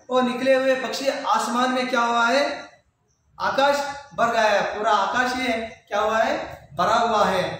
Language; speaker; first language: Hindi; non-native, local second language; Kannada